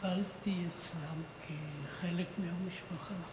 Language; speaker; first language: Hebrew; non-native, fluent; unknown